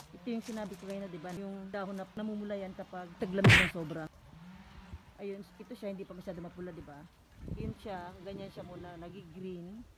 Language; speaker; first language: Filipino; native; Filipino